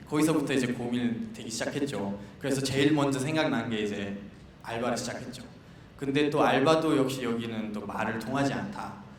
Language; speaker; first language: Korean; non-native, fluent; Nepali